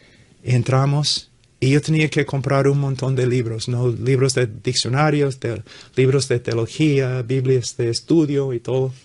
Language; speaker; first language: Spanish; non-native, fluent; English